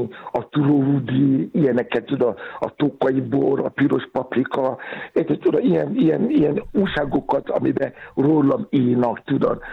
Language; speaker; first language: Hungarian; non-native, fluent; Yoruba